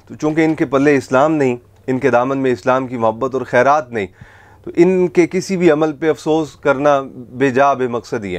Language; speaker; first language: Urdu; native; Urdu